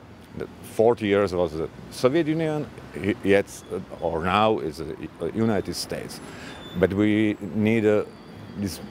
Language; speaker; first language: English; non-native, learner; Slovak